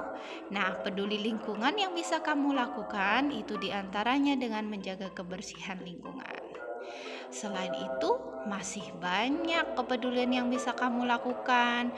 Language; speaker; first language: Indonesian; native; Indonesian